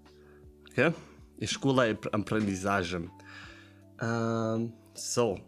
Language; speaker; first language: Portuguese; non-native, learner; German